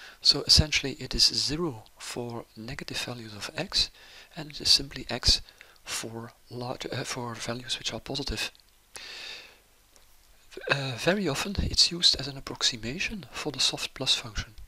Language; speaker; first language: English; non-native, fluent; Dutch